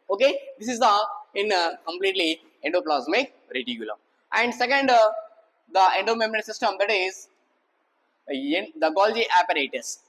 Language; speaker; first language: English; non-native, local second language; Telugu